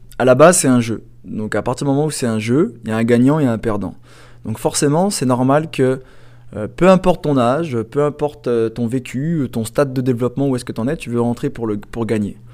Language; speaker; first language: French; native; French